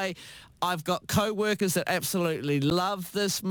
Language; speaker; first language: English; native; English